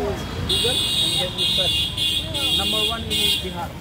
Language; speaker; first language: English; non-native, learner; Hindi